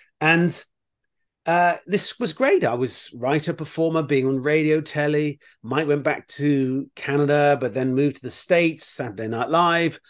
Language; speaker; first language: English; native; English